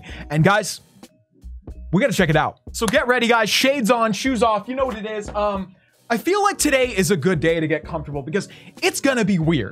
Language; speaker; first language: English; native; English